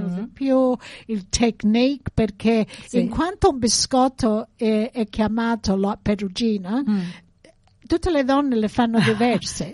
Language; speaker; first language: Italian; early bilingual, heritage; English